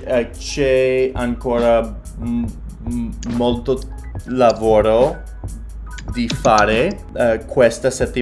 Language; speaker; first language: Italian; non-native, learner; English